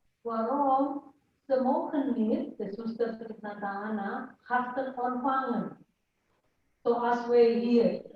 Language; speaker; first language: Dutch; non-native, fluent; Indonesian